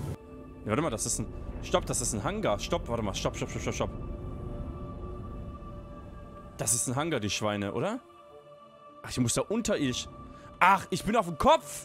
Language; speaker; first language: German; native; German